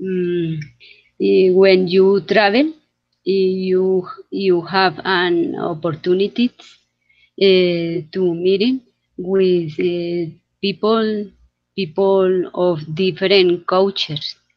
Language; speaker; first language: English; non-native, learner; Spanish